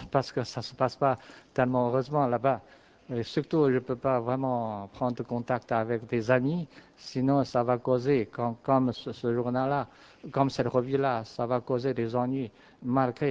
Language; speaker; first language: French; non-native, fluent; Chinese